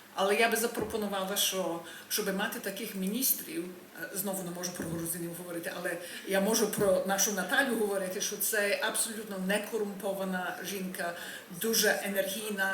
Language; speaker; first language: Ukrainian; early bilingual, heritage; Ukrainian